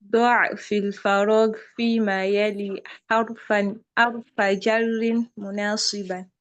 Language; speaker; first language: Arabic; non-native, learner; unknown